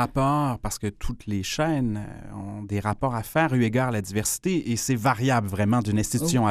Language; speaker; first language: French; native; French